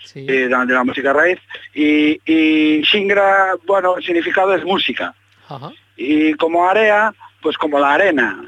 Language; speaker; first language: Spanish; native; Spanish